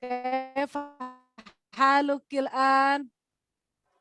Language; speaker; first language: Arabic; non-native, fluent; Indonesian